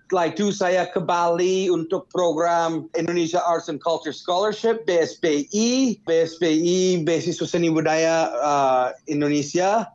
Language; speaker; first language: Indonesian; non-native, fluent; English